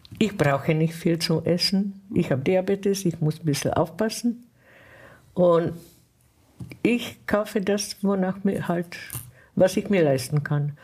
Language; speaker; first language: German; non-native, fluent; Czech